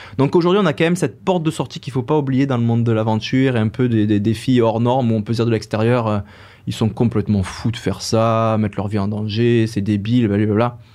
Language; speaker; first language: French; native; French